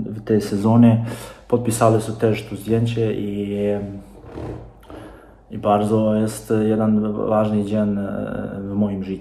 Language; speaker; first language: Polish; non-native, learner; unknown